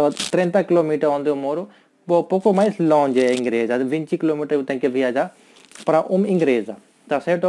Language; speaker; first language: Portuguese; non-native, learner; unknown